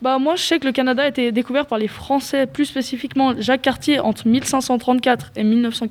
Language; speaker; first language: French; native; French